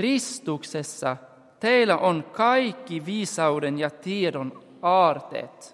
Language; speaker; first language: Finnish; non-native, fluent; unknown